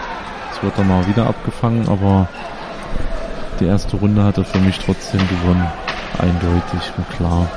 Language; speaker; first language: German; native; German